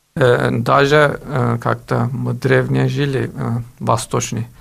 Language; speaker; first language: Russian; non-native, learner; Turkish